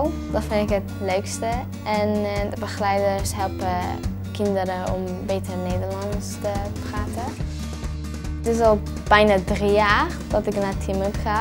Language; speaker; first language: Dutch; early bilingual, other home language; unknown